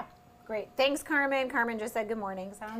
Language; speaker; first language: English; native; English